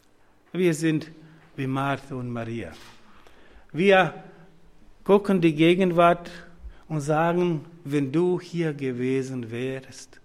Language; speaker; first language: German; non-native, fluent; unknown